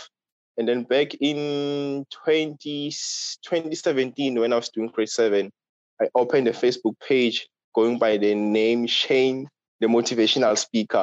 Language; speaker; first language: English; non-native, local second language; Swati